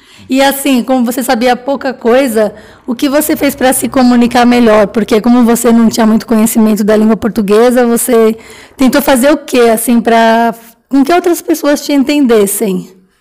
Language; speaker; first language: Portuguese; native; Portuguese